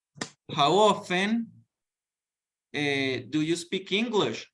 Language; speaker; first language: English; non-native, fluent; Spanish